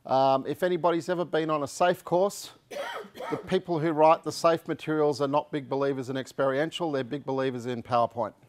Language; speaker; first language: English; native; English